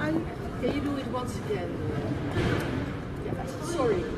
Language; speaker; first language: English; non-native, learner; Dutch